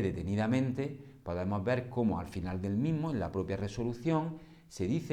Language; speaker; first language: Spanish; native; Spanish